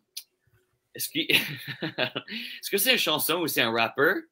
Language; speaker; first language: French; non-native, local second language; English